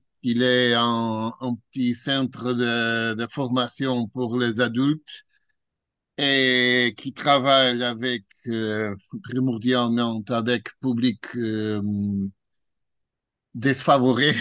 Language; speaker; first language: French; non-native, learner; Portuguese